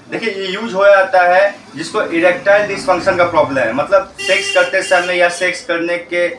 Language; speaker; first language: Hindi; native; Hindi